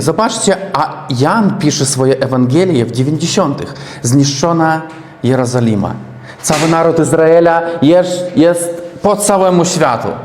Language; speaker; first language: Polish; non-native, learner; Russian